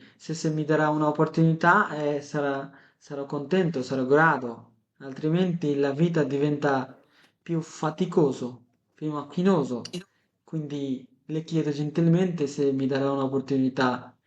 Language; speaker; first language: Italian; non-native, fluent; Bangla